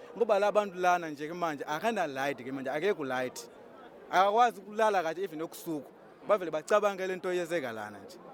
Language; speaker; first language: Zulu; non-native, fluent; Nyanja